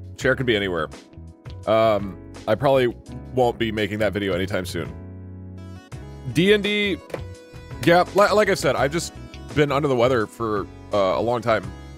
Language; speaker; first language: English; native; English